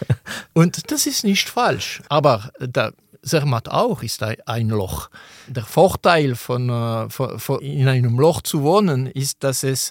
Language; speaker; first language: German; non-native, local second language; French